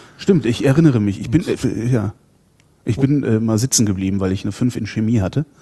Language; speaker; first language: German; native; German